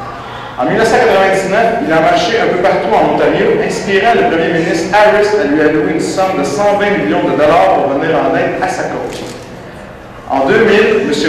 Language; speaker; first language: French; native; French